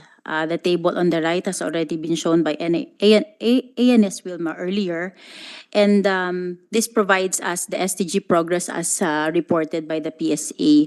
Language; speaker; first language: English; non-native, local second language; Filipino